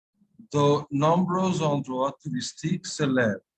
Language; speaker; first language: French; non-native, fluent; Bangla